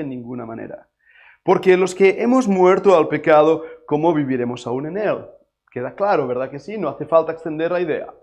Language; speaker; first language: Spanish; native; Spanish